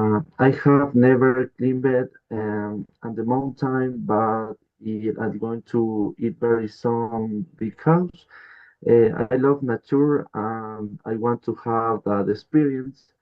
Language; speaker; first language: English; non-native, learner; Spanish